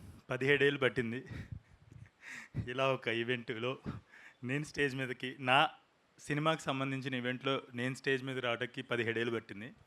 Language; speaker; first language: Telugu; native; Telugu